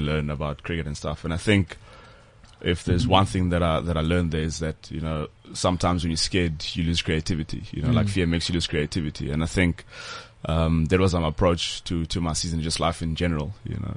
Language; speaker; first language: English; non-native, local second language; Zulu